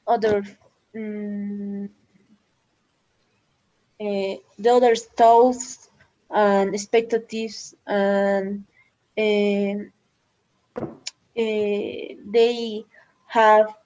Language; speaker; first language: English; non-native, learner; Spanish